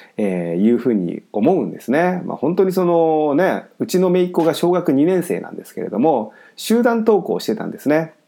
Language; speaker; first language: Japanese; native; Japanese